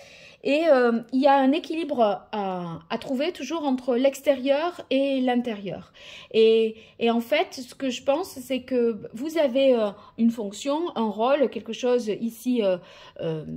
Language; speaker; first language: French; native; French